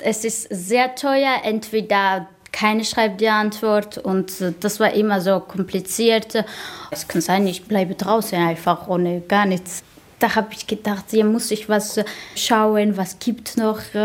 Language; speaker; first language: German; non-native, learner; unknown